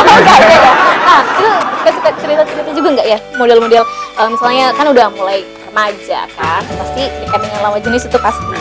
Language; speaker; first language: Indonesian; native; Indonesian